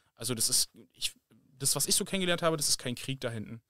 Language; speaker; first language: German; native; German